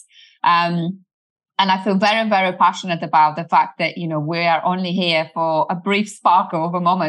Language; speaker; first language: English; non-native, fluent; Polish